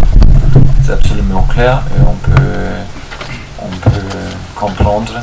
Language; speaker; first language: French; non-native, fluent; German